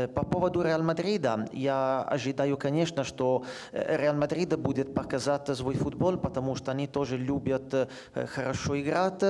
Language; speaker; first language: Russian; non-native, fluent; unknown